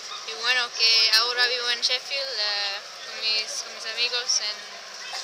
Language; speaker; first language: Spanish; non-native, learner; English